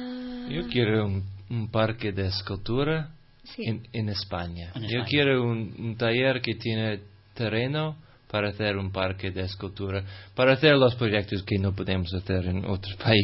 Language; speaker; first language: Spanish; non-native, fluent; English